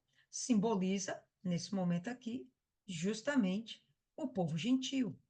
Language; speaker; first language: Portuguese; native; Portuguese